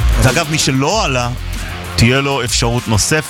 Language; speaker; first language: Hebrew; native; Hebrew